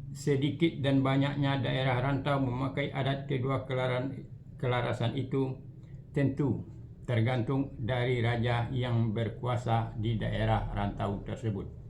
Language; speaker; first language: Malay; non-native, local second language; Minangkabau